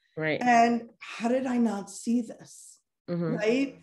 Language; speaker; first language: English; native; English